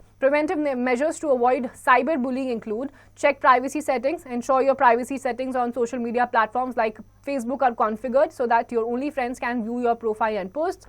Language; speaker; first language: English; non-native, local second language; Hindi